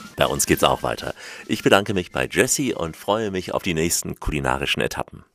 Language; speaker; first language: German; native; German